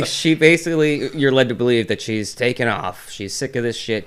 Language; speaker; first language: English; native; English